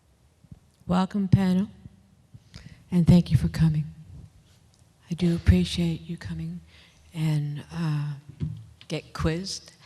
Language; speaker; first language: English; native; English